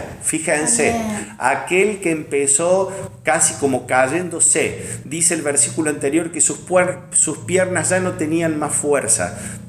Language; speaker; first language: Spanish; native; Spanish